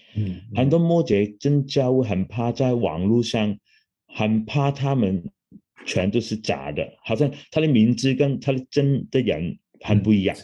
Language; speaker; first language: Chinese; non-native, local second language; Cantonese